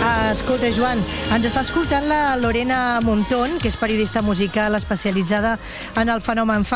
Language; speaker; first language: Catalan; native; Catalan